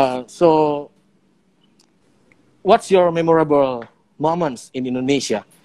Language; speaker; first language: English; non-native, learner; Indonesian